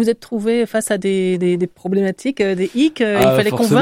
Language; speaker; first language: French; native; French